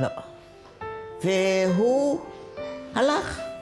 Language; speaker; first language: Hebrew; non-native, fluent; Yiddish